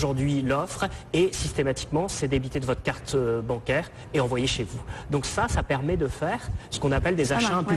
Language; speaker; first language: French; native; French